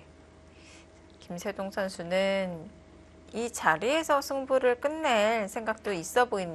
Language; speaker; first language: Korean; native; Korean